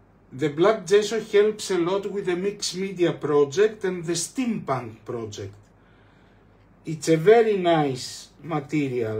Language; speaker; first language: English; non-native, fluent; Greek